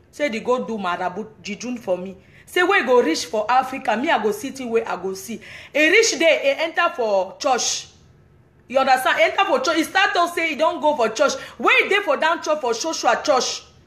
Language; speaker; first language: English; non-native, local second language; French